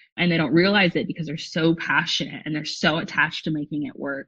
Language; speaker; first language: English; native; English